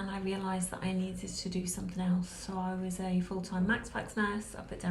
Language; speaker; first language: English; native; English